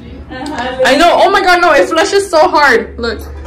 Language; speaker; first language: English; early bilingual, other home language; Spanish